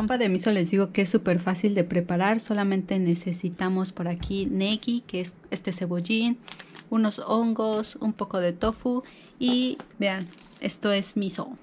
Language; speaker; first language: Spanish; native; Spanish